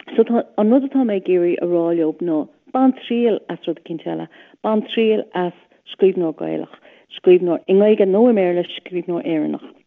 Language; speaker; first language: Irish; non-native, local second language; English